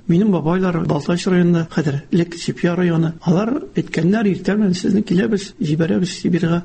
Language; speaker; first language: Tatar; native; Tatar